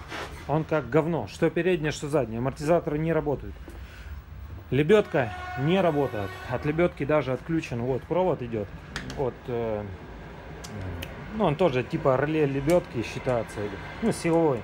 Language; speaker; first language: Russian; native; Russian